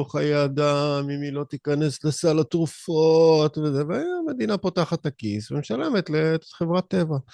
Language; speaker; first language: Hebrew; native; Hebrew